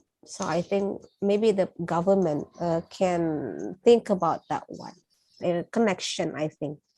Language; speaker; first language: English; non-native, fluent; Indonesian